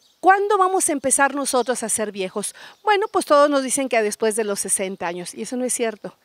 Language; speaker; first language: Spanish; native; Spanish